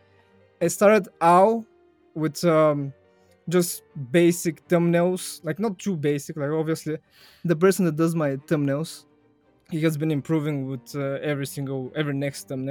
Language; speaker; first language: English; non-native, fluent; Bulgarian